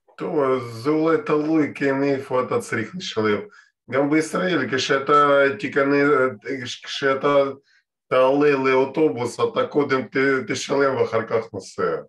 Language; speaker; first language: Hebrew; non-native, fluent; Russian